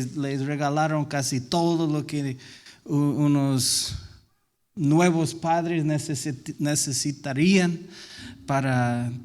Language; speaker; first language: Spanish; non-native, fluent; English